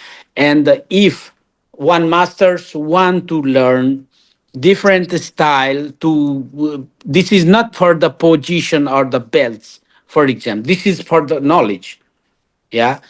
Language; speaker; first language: English; non-native, learner; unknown